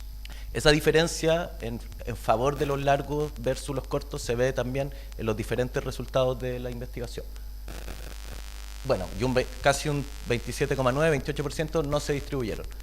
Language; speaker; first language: Spanish; native; Spanish